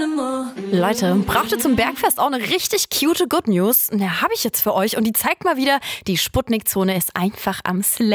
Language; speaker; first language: German; native; German